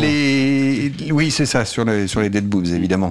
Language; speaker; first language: French; native; French